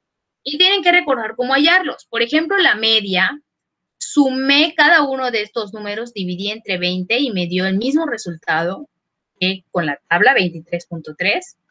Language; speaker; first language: Spanish; native; Spanish